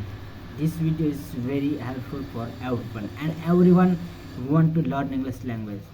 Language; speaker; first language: English; non-native, learner; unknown